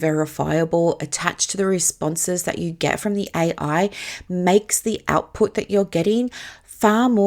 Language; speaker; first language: English; native; English